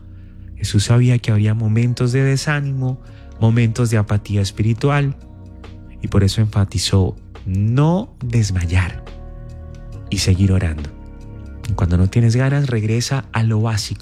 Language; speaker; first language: Spanish; native; Spanish